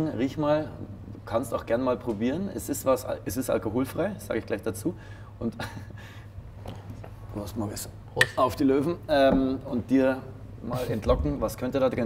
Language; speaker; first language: German; native; German